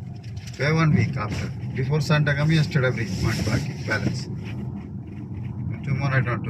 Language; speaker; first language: English; non-native, learner; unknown